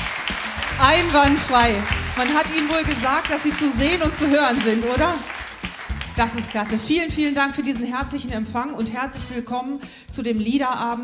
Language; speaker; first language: German; native; German